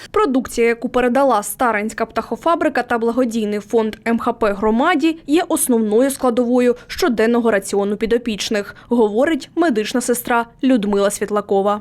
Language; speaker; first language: Ukrainian; native; Ukrainian